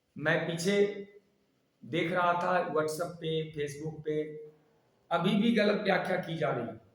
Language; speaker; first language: Hindi; native; Hindi